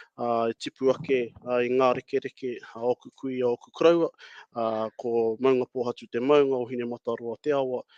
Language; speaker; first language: Māori; native; Māori